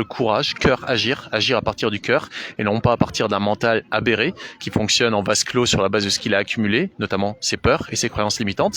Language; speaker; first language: French; native; French